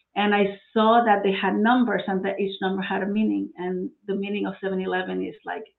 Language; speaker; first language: English; non-native, fluent; Spanish